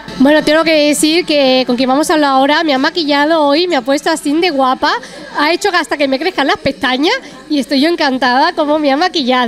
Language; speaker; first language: Spanish; native; Spanish